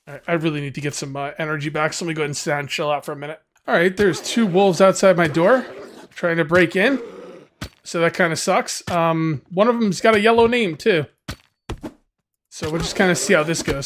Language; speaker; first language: English; native; English